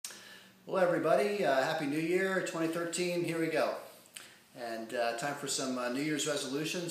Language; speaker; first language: English; native; English